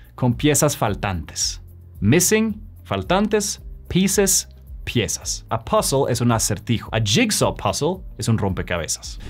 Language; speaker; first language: Spanish; non-native, fluent; Swedish